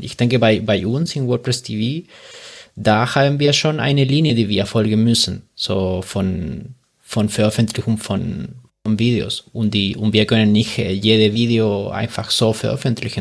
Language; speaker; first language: German; non-native, learner; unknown